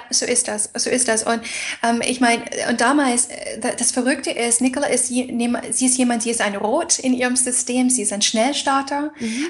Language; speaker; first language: German; non-native, fluent; English